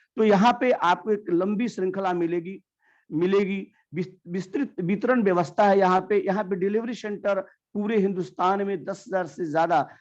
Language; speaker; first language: Hindi; native; Hindi